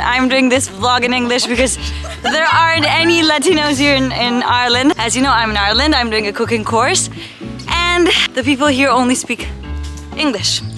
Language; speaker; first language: English; non-native, fluent; Spanish